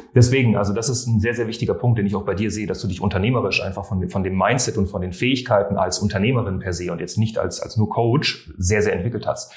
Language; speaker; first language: German; non-native, fluent; French